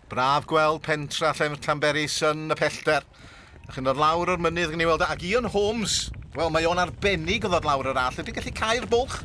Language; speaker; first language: Welsh; native; Welsh